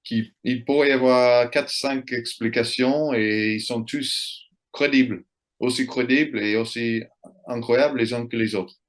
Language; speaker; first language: French; non-native, fluent; English